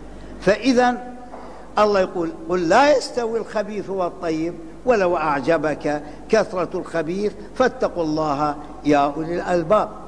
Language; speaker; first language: Arabic; native; Arabic